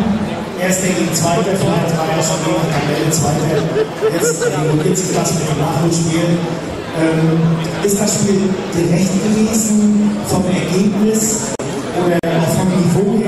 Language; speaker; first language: German; native; German